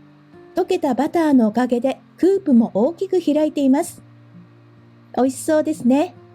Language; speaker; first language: Japanese; native; Japanese